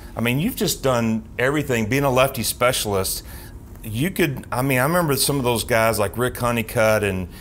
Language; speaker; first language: English; native; English